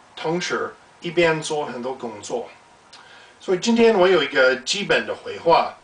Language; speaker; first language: Chinese; non-native, fluent; English